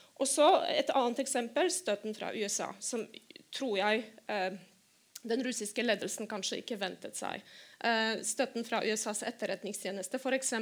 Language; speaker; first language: Norwegian; non-native, fluent; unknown